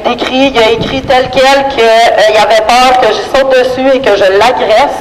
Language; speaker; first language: French; native; French